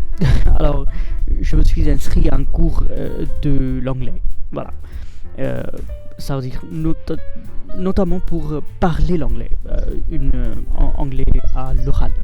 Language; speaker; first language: French; non-native, fluent; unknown